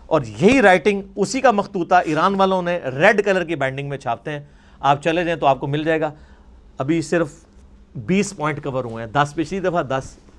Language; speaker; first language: Urdu; non-native, local second language; Punjabi